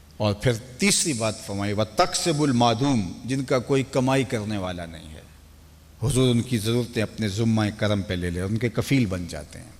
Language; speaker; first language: Urdu; non-native, local second language; Punjabi